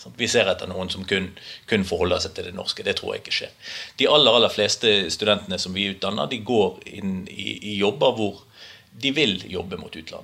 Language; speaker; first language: Norwegian; native; Norwegian